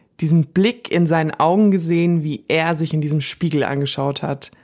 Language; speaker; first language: German; native; German